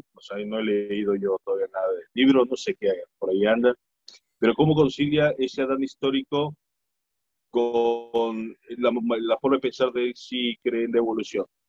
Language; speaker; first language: Spanish; native; Spanish